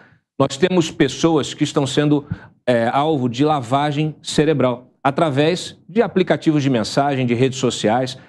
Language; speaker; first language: Portuguese; native; Portuguese